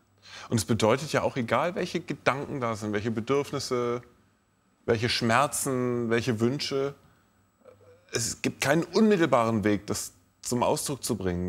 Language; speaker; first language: German; native; German